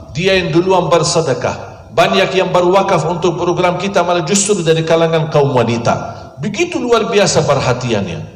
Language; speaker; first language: Indonesian; non-native, fluent; Arabic